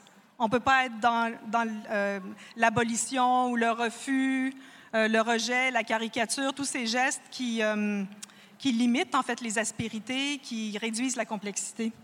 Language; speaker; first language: French; native; French